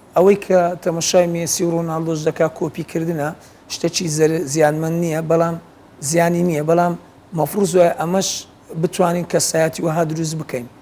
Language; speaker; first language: Central Kurdish; native; Central Kurdish